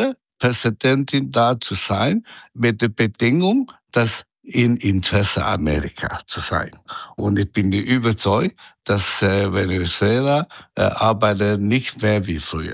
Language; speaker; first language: German; non-native, fluent; Chinese